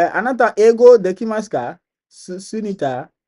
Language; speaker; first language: Japanese; non-native, learner; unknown